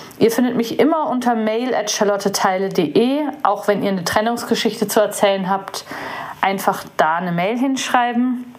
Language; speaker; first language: German; native; German